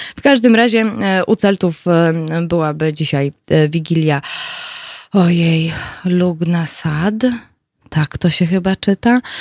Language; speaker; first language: Polish; native; Polish